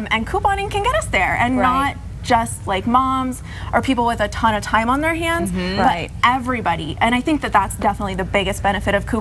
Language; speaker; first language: English; native; English